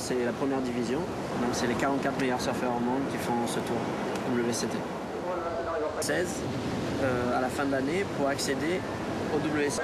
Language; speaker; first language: French; native; French